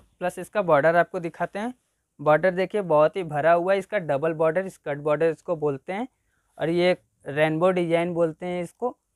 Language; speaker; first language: Hindi; native; Hindi